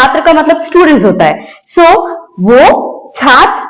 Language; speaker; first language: Hindi; non-native, local second language; Telugu